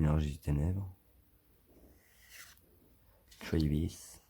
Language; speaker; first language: French; native; French